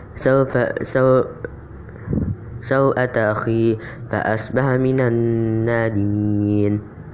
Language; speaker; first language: Arabic; non-native, learner; Indonesian